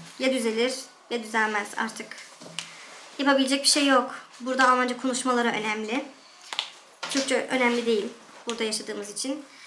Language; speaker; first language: Turkish; early bilingual, heritage; Turkish